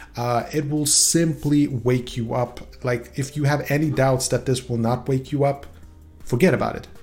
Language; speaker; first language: English; non-native, fluent; Swedish